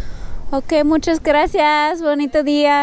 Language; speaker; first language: Spanish; non-native, learner; English